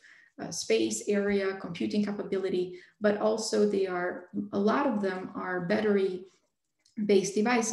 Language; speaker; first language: English; non-native, fluent; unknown